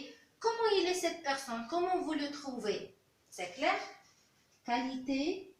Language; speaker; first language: French; non-native, local second language; Arabic